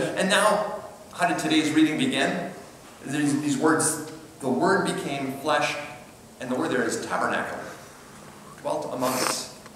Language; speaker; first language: English; native; English